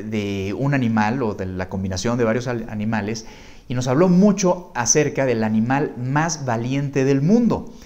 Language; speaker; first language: Spanish; native; Spanish